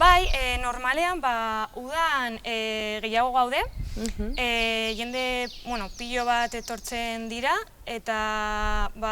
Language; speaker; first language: Basque; non-native, local second language; Spanish